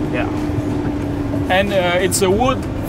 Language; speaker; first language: English; non-native, learner; French